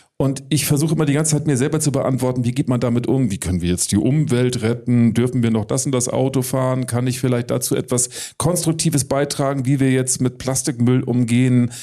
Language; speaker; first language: German; native; German